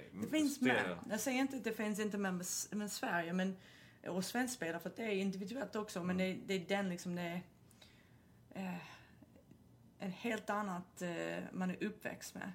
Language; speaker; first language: Swedish; non-native, fluent; English